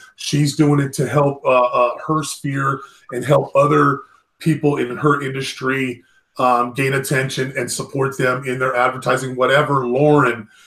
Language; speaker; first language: English; native; English